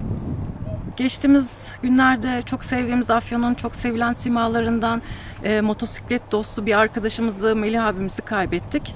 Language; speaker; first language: Turkish; native; Turkish